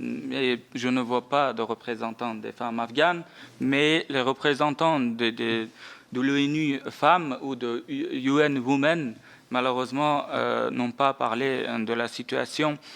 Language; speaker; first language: French; non-native, fluent; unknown